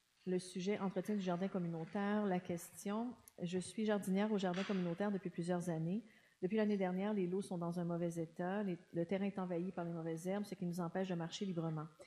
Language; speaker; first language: French; native; French